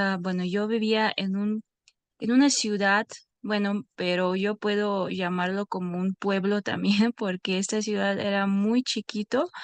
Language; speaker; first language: Spanish; non-native, fluent; Russian